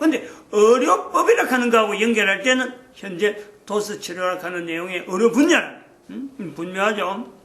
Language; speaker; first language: Korean; native; Korean